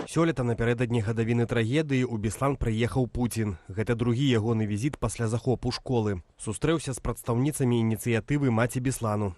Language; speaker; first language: Belarusian; native; Belarusian